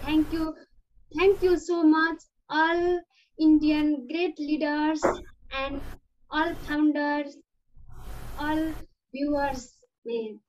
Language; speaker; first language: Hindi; non-native, learner; Nepali